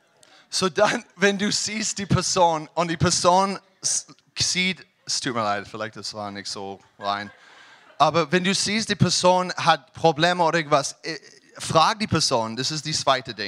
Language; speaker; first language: German; non-native, learner; English